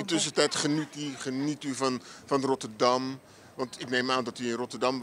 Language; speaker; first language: Dutch; native; Dutch